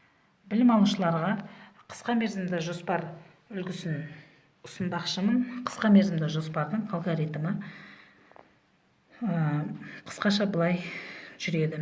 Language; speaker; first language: Kazakh; native; Kazakh